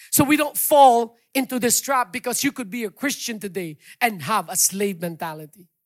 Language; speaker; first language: English; non-native, local second language; Hiligaynon